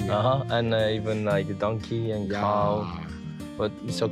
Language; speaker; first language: English; non-native, learner; Korean